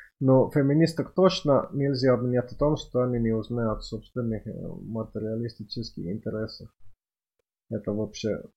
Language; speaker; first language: Russian; non-native, fluent; Finnish